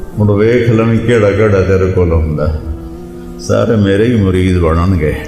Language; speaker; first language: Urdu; non-native, local second language; Punjabi